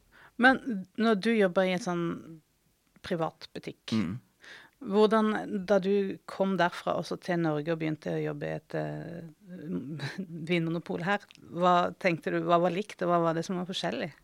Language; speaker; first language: Norwegian; native; Norwegian